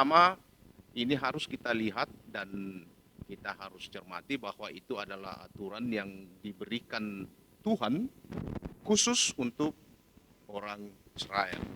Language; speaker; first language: Indonesian; native; Indonesian